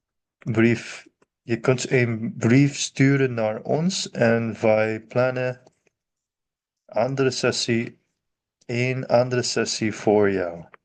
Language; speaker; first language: Dutch; non-native, learner; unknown